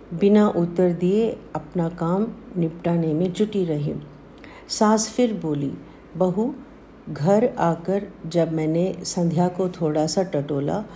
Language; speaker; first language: Hindi; non-native, local second language; Tamil